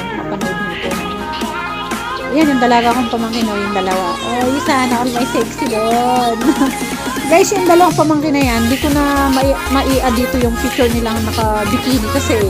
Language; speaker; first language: Filipino; native; Filipino